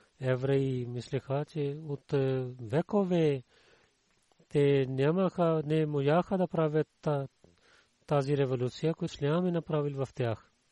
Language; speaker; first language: Bulgarian; non-native, learner; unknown